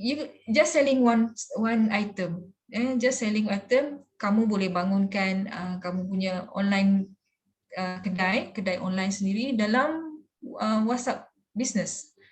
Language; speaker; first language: Malay; native; Malay